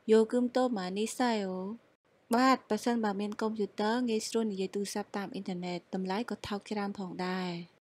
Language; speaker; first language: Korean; non-native, fluent; Khmer